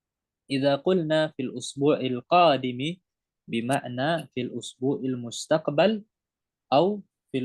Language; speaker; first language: Arabic; non-native, fluent; Indonesian